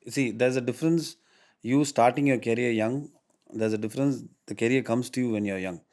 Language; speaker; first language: English; non-native, local second language; Tamil